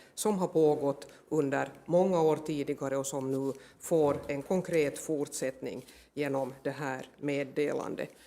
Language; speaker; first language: Swedish; native; Swedish